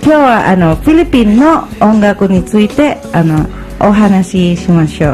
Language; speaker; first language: Japanese; non-native, fluent; Filipino